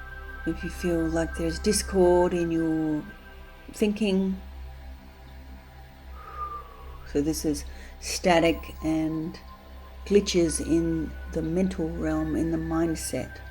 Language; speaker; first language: English; native; English